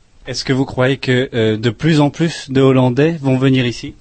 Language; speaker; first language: French; native; French